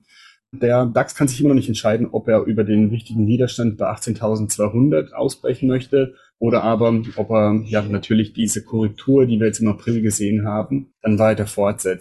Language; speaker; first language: German; native; German